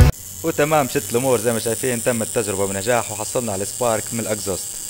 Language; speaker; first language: Arabic; native; Arabic